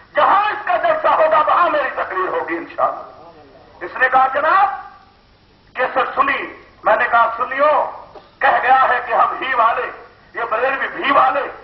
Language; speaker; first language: Urdu; non-native, local second language; Sindhi